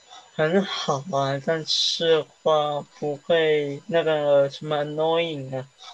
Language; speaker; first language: Chinese; early bilingual, heritage; Chinese